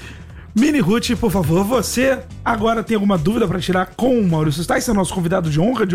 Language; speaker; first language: Portuguese; native; Portuguese